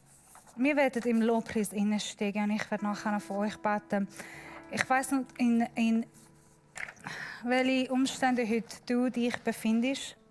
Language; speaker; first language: German; non-native, learner; Persian